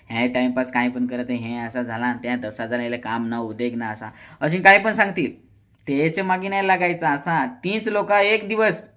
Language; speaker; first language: Marathi; non-native, local second language; Kukna